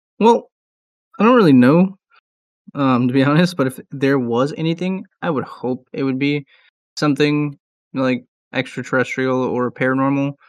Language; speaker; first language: English; native; English